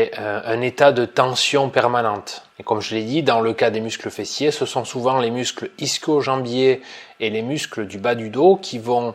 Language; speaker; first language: French; native; French